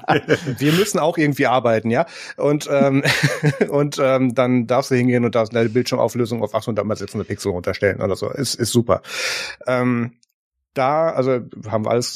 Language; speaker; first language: German; native; German